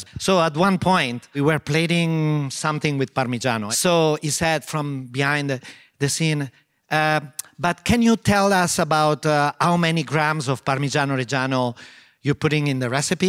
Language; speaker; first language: English; non-native, fluent; Italian